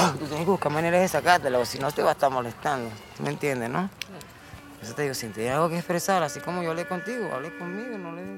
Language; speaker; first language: Spanish; native; Spanish